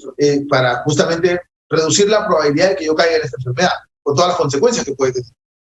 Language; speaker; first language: Spanish; native; Spanish